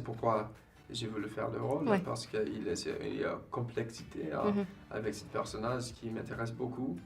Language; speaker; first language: French; non-native, fluent; English